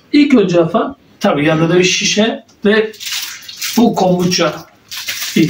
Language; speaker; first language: Turkish; native; Turkish